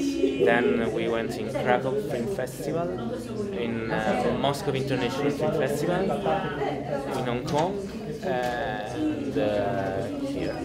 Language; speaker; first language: English; non-native, learner; Italian